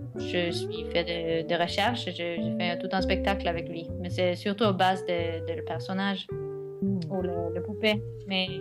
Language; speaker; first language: French; non-native, learner; Norwegian